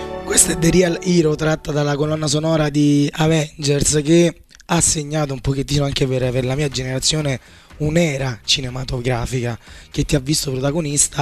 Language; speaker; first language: Italian; native; Italian